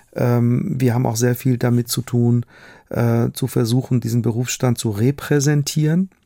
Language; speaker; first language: German; non-native, fluent; Persian